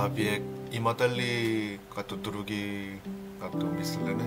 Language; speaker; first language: Bulgarian; non-native, learner; Korean